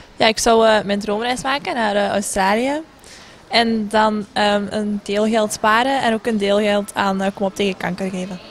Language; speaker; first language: Dutch; native; Dutch